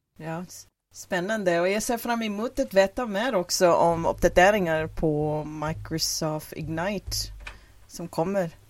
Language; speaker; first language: Swedish; non-native, fluent; Filipino